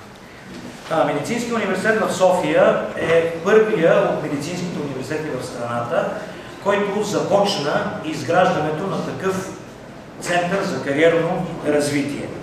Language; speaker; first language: Bulgarian; native; Bulgarian